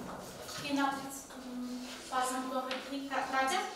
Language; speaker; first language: French; non-native, fluent; Ukrainian